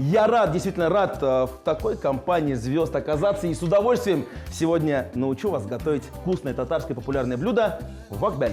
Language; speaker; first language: Russian; native; Russian